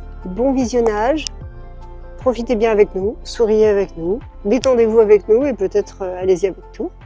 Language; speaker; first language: French; native; French